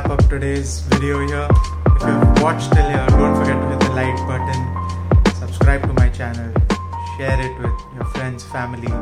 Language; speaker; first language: English; non-native, local second language; Hindi